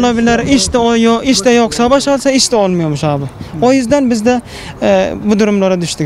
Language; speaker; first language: Turkish; non-native, fluent; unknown